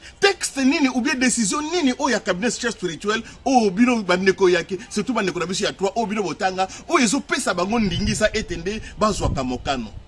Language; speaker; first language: Lingala; non-native, local second language; Kongo